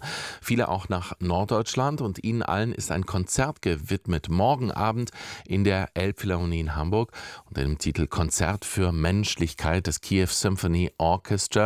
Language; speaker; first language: German; native; German